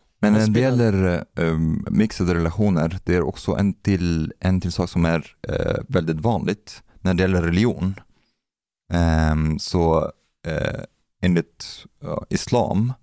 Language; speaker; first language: Swedish; non-native, fluent; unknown